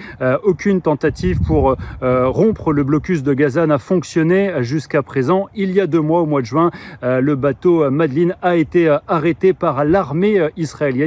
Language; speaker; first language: French; native; French